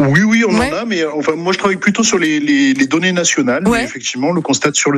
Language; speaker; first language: French; native; French